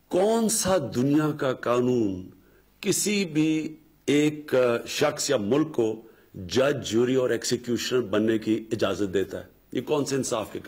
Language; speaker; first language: Urdu; native; Urdu